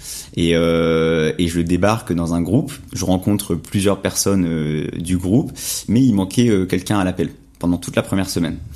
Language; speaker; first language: French; native; French